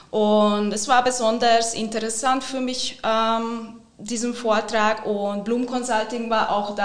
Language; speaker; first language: German; non-native, fluent; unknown